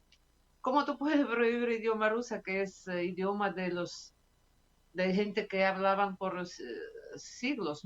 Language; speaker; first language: Spanish; non-native, fluent; Russian